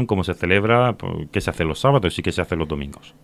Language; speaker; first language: Spanish; native; Spanish